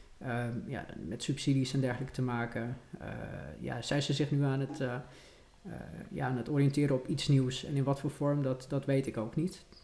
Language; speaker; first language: Dutch; native; Dutch